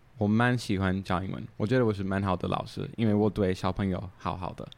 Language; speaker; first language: Chinese; non-native, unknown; English